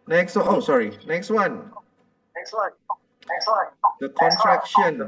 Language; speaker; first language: English; non-native, fluent; Indonesian